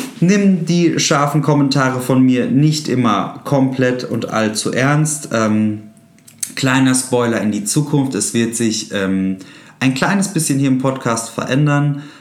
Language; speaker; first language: German; native; German